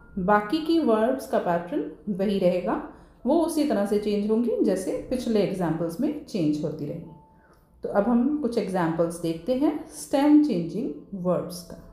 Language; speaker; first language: Hindi; native; Hindi